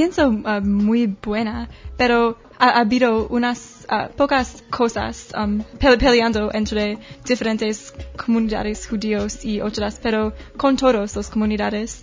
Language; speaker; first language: Spanish; non-native, learner; English